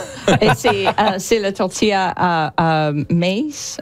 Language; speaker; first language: French; non-native, learner; English